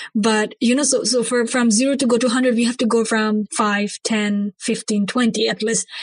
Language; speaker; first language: English; non-native, local second language; Bangla